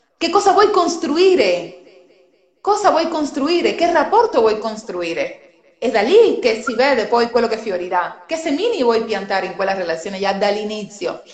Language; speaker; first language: Italian; non-native, fluent; Spanish